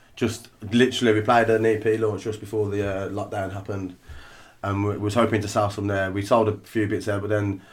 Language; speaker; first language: English; native; English